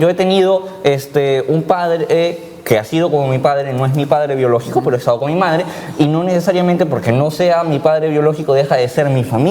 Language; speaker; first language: Spanish; native; Spanish